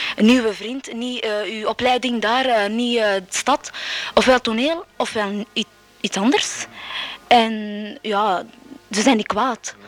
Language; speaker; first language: Dutch; early bilingual, other home language; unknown